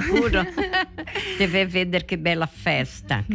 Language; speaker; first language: Italian; early bilingual, heritage; Portuguese